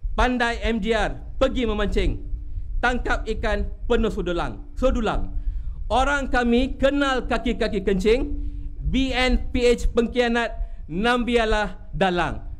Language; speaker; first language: Malay; non-native, local second language; Tamil